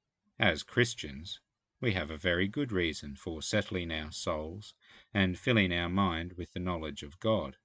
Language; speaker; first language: English; native; English